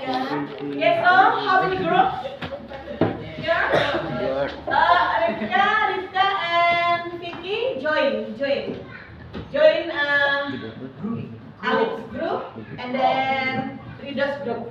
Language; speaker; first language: English; non-native, learner; Indonesian